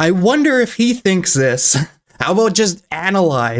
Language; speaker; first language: English; native; English